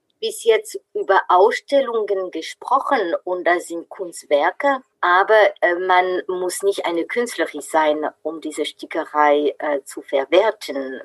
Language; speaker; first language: German; non-native, fluent; French